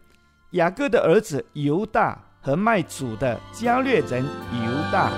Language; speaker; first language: Chinese; native; Chinese